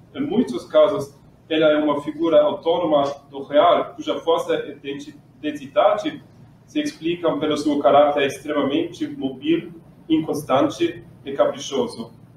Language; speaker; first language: Portuguese; non-native, learner; German